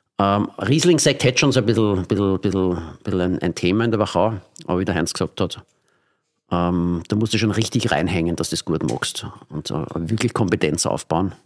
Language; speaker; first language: German; native; German